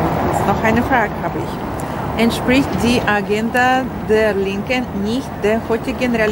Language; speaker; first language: German; non-native, learner; Russian